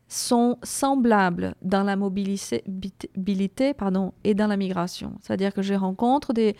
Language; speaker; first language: French; non-native, fluent; Portuguese